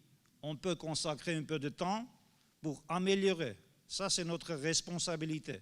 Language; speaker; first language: French; non-native, fluent; Armenian